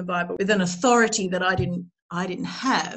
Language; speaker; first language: English; native; English